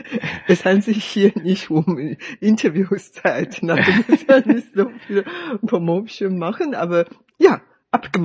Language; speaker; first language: German; non-native, fluent; Chinese